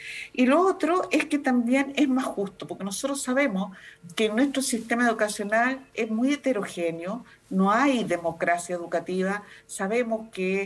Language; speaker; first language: Spanish; native; Spanish